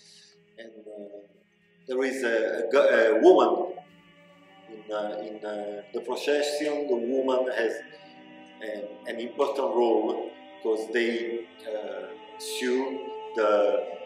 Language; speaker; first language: English; non-native, learner; Italian